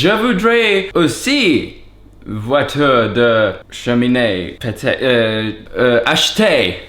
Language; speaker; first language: French; non-native, learner; English